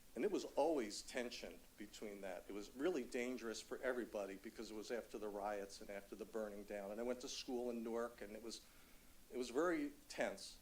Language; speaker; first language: English; native; English